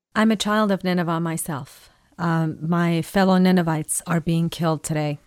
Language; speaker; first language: English; non-native, fluent; Persian